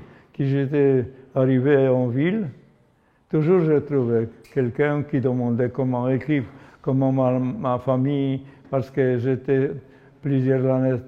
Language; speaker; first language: French; non-native, learner; Polish